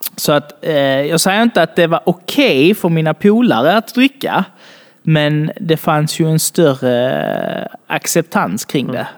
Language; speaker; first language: Swedish; early bilingual, other home language; Bangla